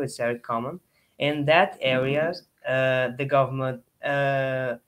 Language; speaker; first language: English; non-native, learner; Portuguese